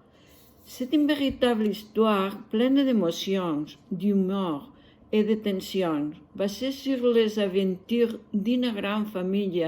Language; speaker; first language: French; non-native, learner; Catalan